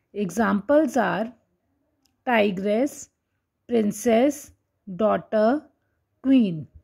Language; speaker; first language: English; non-native, local second language; Hindi